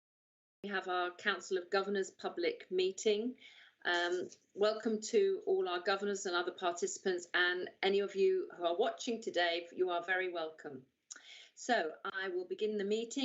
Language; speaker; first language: English; native; English